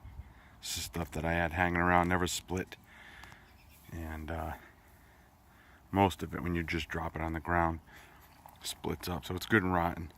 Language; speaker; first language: English; native; English